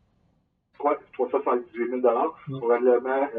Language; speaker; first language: French; native; French